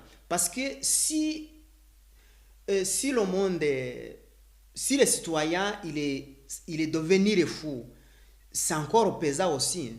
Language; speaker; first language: French; non-native, learner; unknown